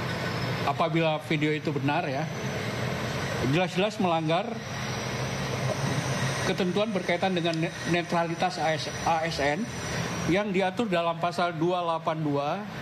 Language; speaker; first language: Indonesian; native; Indonesian